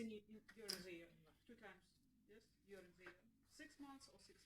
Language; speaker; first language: English; non-native, learner; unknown